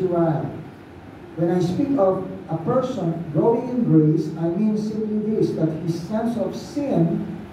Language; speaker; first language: English; non-native, local second language; Filipino